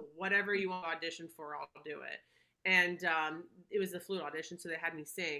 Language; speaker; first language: English; native; English